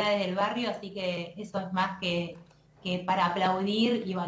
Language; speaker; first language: Spanish; native; Spanish